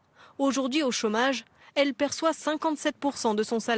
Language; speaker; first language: French; native; French